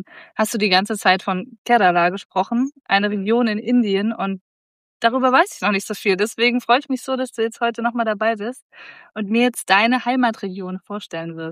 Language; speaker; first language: German; native; German